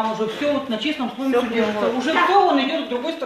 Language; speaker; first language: Russian; native; Russian